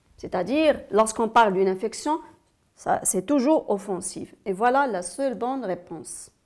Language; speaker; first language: French; non-native, local second language; Arabic